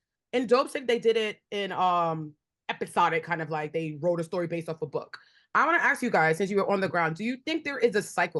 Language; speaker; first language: English; native; English